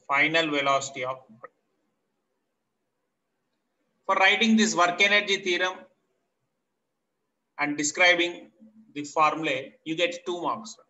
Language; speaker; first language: English; non-native, local second language; Telugu